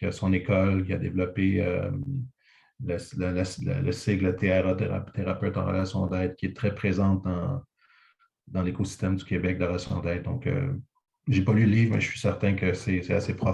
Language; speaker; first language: French; native; French